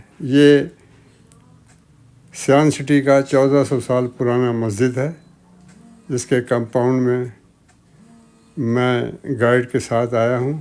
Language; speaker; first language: Urdu; native; Urdu